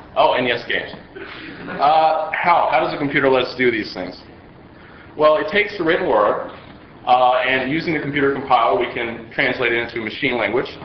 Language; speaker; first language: English; native; English